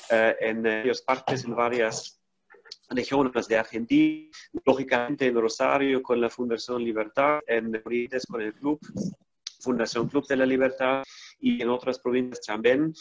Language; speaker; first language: Spanish; non-native, fluent; German